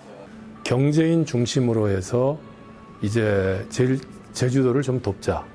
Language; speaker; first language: Korean; native; Korean